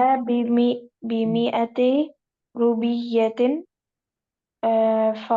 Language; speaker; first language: Arabic; non-native, learner; Urdu